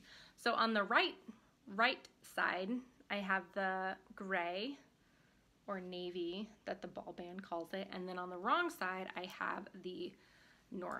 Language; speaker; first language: English; native; English